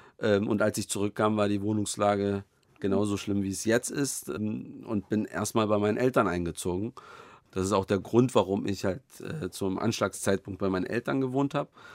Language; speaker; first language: German; native; German